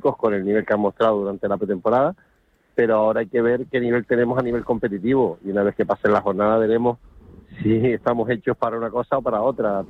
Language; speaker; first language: Spanish; native; Spanish